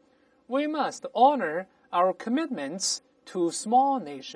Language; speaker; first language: English; non-native, fluent; Chinese